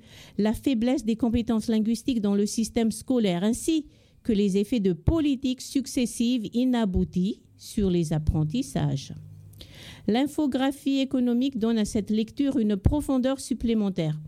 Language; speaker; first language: French; non-native, local second language; Malagasy